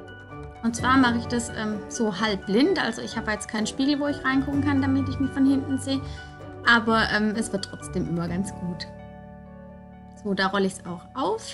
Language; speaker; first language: German; native; German